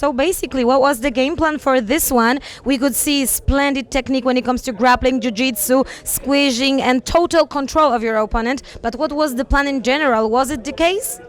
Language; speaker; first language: English; non-native, fluent; Polish